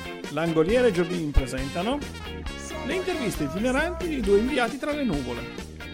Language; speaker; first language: Italian; native; Italian